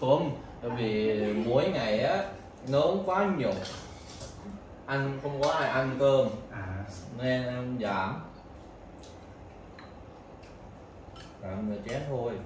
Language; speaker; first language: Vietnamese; non-native, learner; Thai